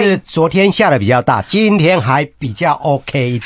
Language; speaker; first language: Chinese; native; Chinese